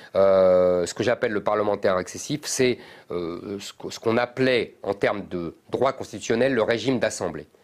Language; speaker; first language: French; native; French